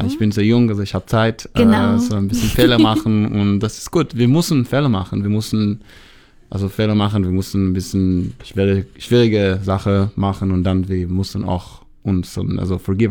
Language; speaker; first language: German; non-native, learner; Hebrew